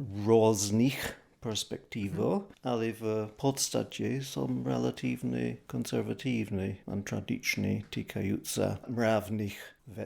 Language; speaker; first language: Slovak; non-native, fluent; English